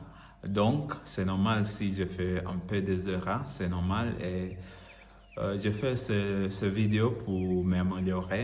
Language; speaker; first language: French; non-native, learner; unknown